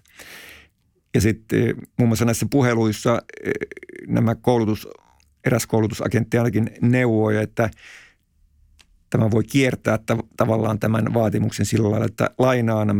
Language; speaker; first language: Finnish; native; Finnish